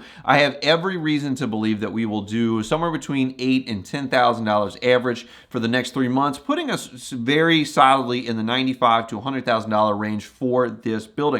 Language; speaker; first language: English; native; English